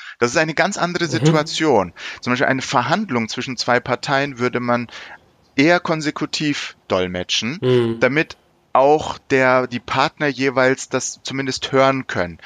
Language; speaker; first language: German; early bilingual, other home language; Turkish